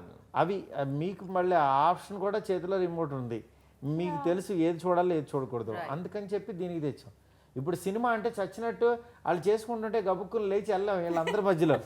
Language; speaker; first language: Telugu; native; Telugu